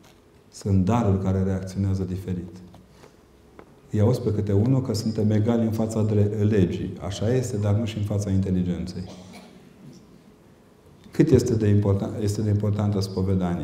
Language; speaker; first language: Romanian; native; Romanian